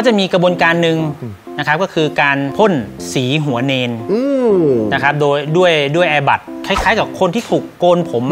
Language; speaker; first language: Thai; native; Thai